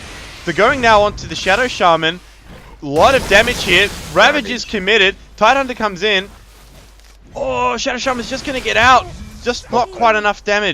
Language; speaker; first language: English; native; English